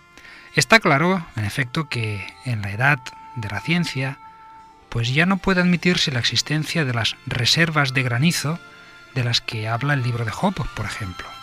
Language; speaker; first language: Spanish; native; Spanish